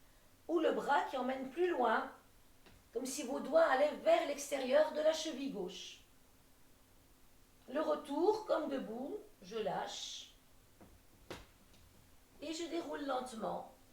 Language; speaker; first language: French; native; French